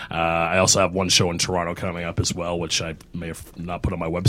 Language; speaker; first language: English; native; English